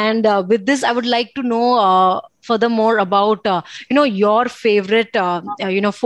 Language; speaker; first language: English; non-native, local second language; Gujarati